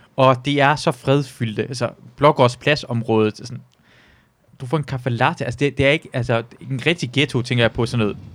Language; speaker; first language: Danish; early bilingual, other home language; Persian